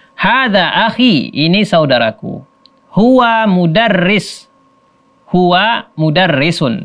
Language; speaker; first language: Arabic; non-native, fluent; Indonesian